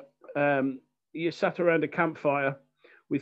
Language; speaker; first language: English; native; English